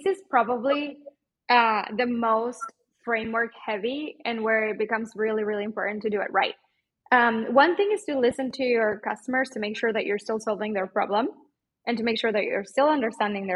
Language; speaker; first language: English; non-native, fluent; Spanish